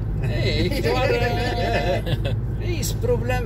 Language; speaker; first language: Dutch; non-native, learner; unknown